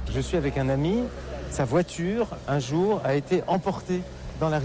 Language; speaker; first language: French; native; French